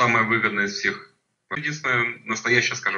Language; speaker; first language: Russian; native; Russian